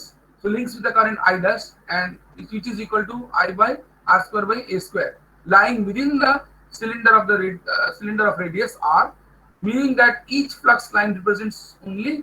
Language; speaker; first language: English; non-native, local second language; Bangla